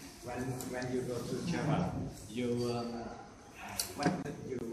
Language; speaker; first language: English; non-native, learner; Vietnamese